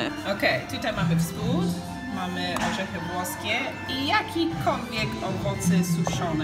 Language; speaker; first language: Polish; non-native, learner; English